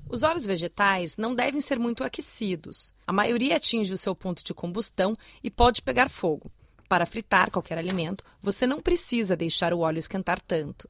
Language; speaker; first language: Portuguese; native; Portuguese